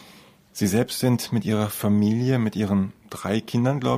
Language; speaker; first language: German; native; German